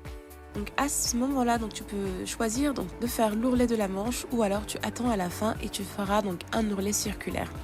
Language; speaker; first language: French; native; French